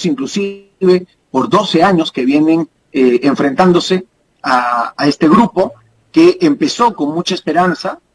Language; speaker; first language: Spanish; native; Spanish